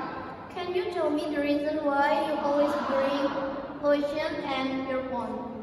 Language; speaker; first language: English; non-native, learner; Indonesian